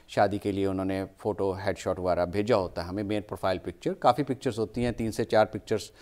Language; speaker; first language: Hindi; native; Hindi